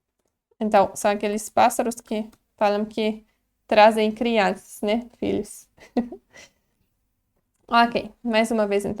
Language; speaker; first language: Portuguese; non-native, fluent; Polish